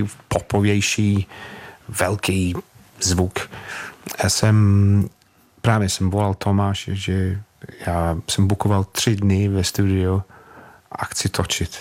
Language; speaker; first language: Czech; non-native, fluent; English